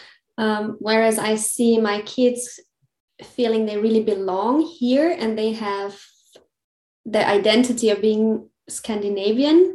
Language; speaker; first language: English; non-native, fluent; German